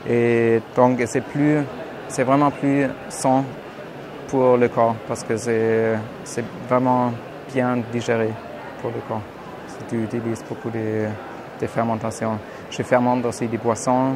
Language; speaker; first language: French; non-native, fluent; German